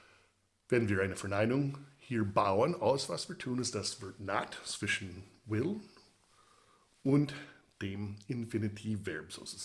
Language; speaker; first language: German; non-native, fluent; English